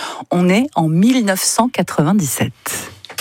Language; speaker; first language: French; native; French